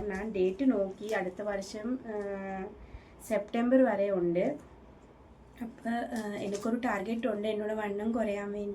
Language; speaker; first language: Malayalam; non-native, learner; Tamil